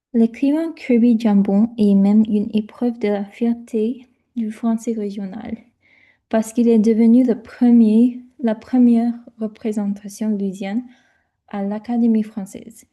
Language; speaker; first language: French; non-native, fluent; English